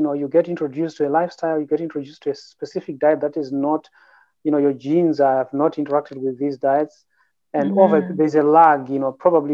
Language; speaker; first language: English; non-native, local second language; Shona